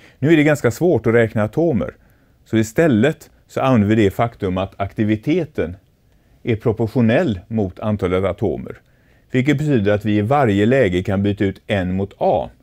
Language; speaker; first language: Swedish; native; Swedish